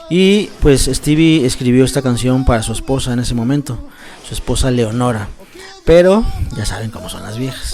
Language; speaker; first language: Spanish; native; Spanish